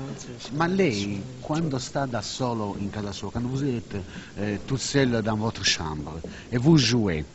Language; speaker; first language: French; non-native, learner; Italian